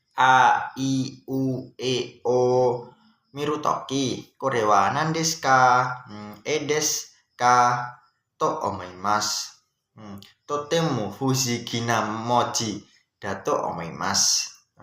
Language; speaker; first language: Japanese; non-native, learner; Indonesian